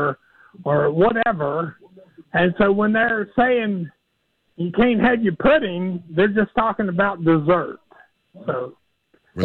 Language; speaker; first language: English; native; English